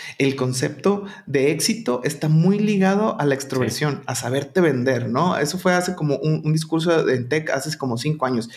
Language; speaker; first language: Spanish; native; Spanish